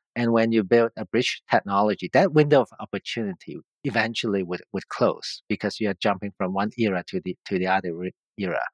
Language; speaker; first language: English; non-native, local second language; Cantonese